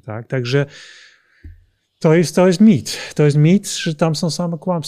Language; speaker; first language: Polish; non-native, fluent; Dutch